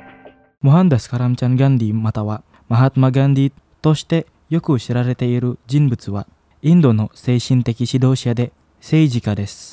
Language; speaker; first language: Japanese; non-native, fluent; Indonesian